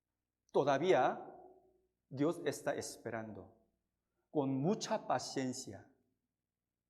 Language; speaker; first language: Spanish; non-native, fluent; Korean